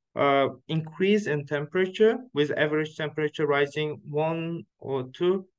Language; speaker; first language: English; non-native, fluent; Uzbek